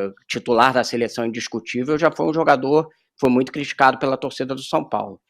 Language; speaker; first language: Portuguese; native; Portuguese